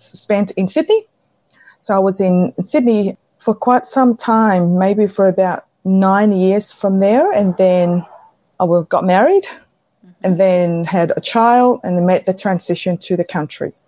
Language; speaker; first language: English; non-native, fluent; Samoan